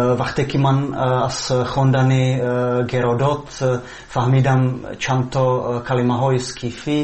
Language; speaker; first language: Tajik; non-native, fluent; Czech